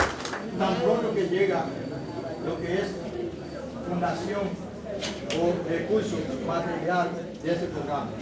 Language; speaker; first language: Spanish; non-native, fluent; Haitian Creole